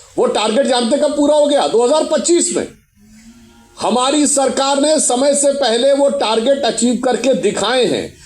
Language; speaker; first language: Hindi; native; Hindi